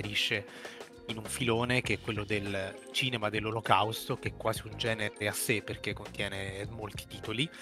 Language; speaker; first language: Italian; native; Italian